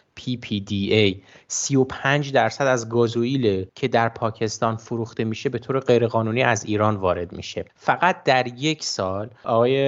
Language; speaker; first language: Persian; native; Persian